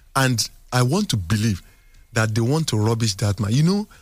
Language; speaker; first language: English; non-native, local second language; Yoruba